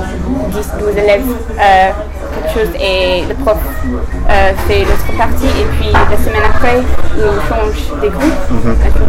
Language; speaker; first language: French; non-native, learner; English